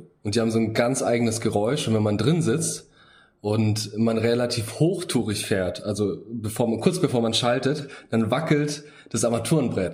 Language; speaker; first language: German; early bilingual, other home language; Bosnian